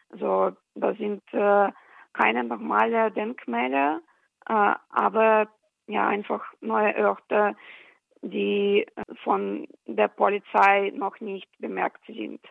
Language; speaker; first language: German; non-native, fluent; Russian